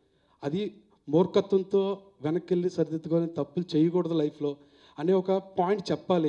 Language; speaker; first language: Telugu; native; Telugu